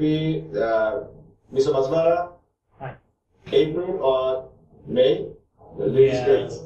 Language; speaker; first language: English; non-native, learner; Japanese